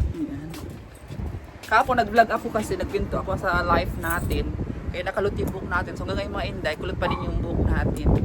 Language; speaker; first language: Filipino; non-native, local second language; Cebuano